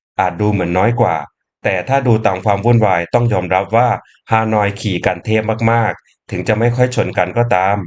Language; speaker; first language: Thai; native; Thai